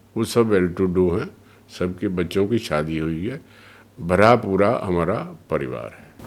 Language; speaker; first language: Hindi; early bilingual, other home language; Punjabi